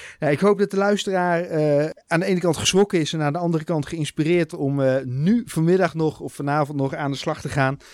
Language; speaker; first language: Dutch; native; Dutch